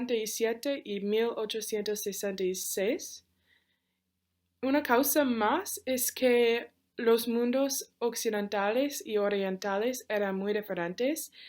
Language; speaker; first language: Spanish; non-native, learner; English